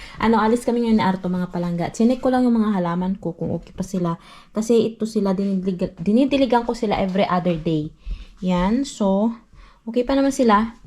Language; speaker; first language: Filipino; non-native, local second language; Cebuano